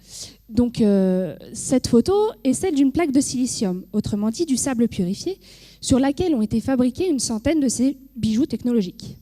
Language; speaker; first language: French; native; French